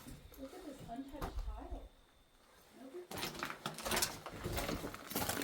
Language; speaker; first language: English; native; English